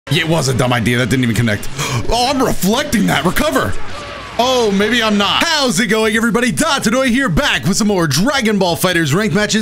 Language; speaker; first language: English; native; English